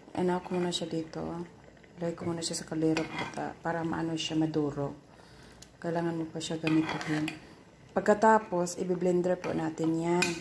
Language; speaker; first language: Filipino; non-native, local second language; Cebuano